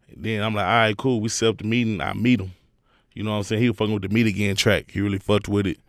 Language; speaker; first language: English; native; English